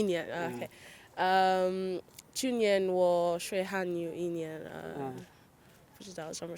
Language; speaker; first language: Chinese; non-native, learner; English